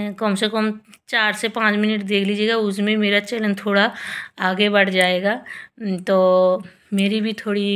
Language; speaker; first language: Hindi; non-native, local second language; Bangla